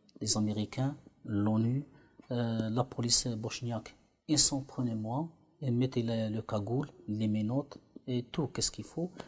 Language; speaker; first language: French; non-native, learner; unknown